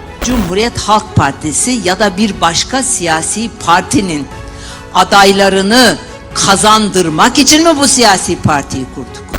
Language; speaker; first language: Turkish; native; Turkish